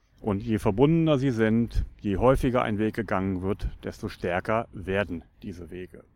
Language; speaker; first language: German; native; German